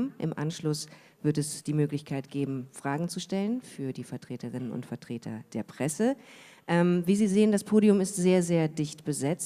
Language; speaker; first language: German; native; German